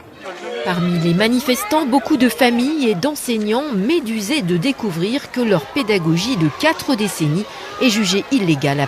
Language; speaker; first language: French; native; French